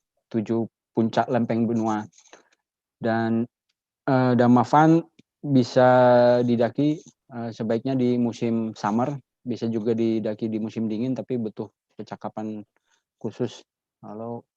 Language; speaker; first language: Indonesian; native; Indonesian